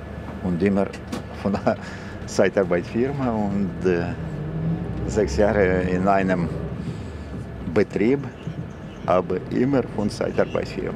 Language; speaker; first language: German; non-native, learner; Ukrainian